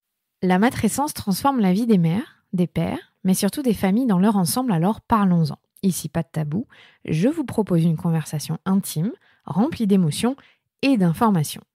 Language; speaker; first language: French; native; French